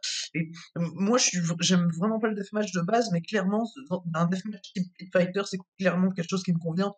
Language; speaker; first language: French; native; French